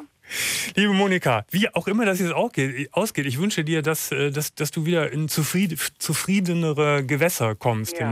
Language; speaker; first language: German; native; German